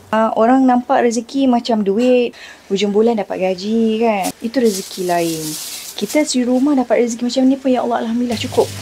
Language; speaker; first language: Malay; native; Malay